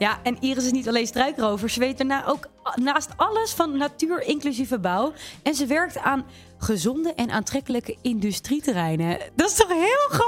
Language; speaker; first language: Dutch; native; Dutch